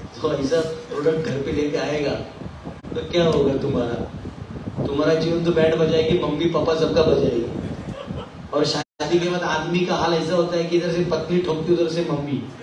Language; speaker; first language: Hindi; native; Hindi